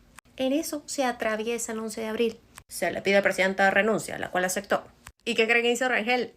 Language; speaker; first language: Spanish; native; Spanish